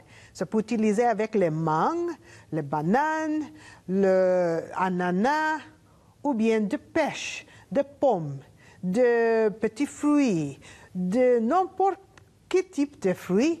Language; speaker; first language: French; non-native, learner; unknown